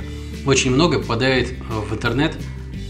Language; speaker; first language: Russian; native; Russian